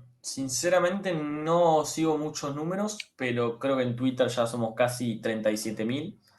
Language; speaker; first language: Spanish; native; Spanish